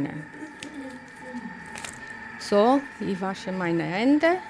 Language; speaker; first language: German; non-native, learner; Italian